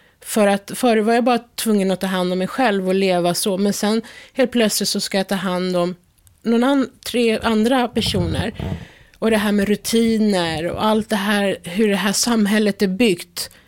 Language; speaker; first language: Swedish; early bilingual, other home language; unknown